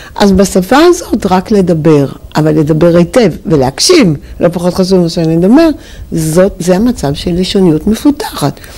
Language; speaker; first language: Hebrew; native; Hebrew